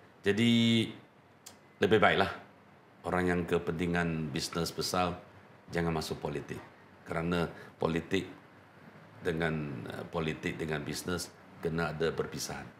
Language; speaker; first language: Malay; non-native, local second language; Chinese